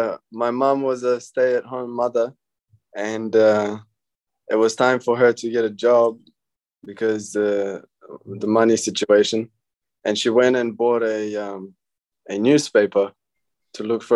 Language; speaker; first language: English; early bilingual, other home language; Romanian